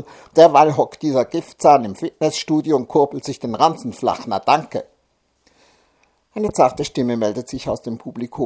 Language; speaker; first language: German; native; German